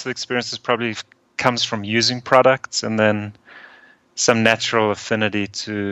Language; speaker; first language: English; early bilingual, other home language; German